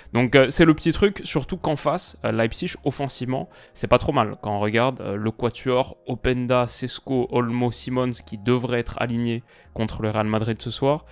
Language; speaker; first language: French; native; French